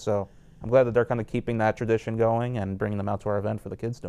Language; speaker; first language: English; native; English